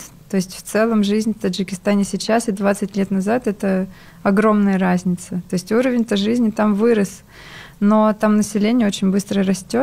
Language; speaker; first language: Russian; native; Russian